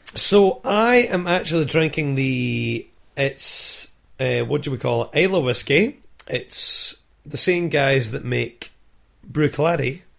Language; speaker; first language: English; native; English